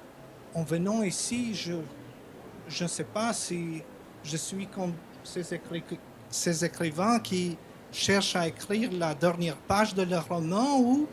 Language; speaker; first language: French; non-native, fluent; Albanian